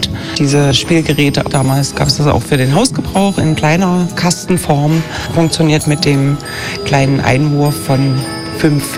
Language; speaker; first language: German; native; German